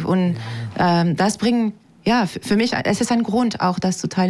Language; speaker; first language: German; non-native, fluent; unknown